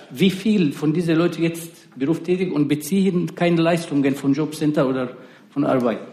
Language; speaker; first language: German; non-native, fluent; Arabic